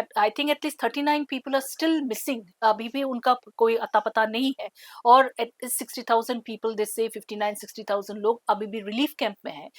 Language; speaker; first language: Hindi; non-native, local second language; Assamese